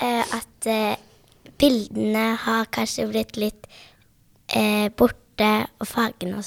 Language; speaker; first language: Norwegian; early bilingual, other home language; French